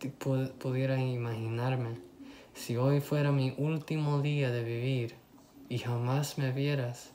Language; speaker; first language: Spanish; early bilingual, other home language; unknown